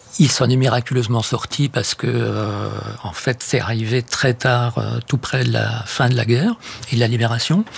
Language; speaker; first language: French; non-native, local second language; German